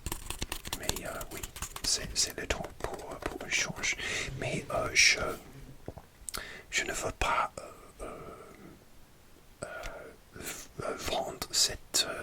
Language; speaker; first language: French; non-native, learner; English